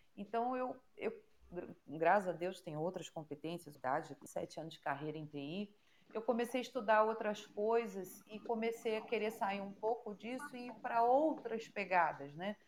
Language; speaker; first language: Portuguese; native; Portuguese